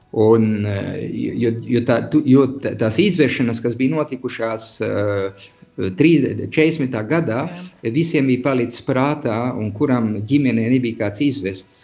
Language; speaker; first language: Latvian; early bilingual, heritage; Latvian